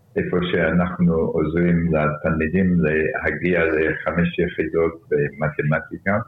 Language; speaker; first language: Hebrew; early bilingual, other home language; Arabic